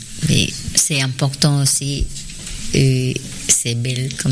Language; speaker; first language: French; non-native, learner; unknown